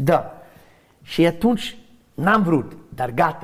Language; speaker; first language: Romanian; non-native, learner; English